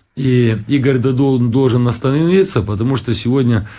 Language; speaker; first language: Russian; non-native, local second language; Romanian